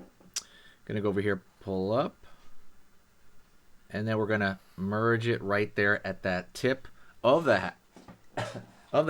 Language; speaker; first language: English; native; English